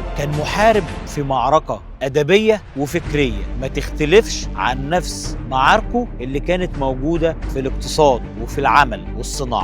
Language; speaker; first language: Arabic; native; Arabic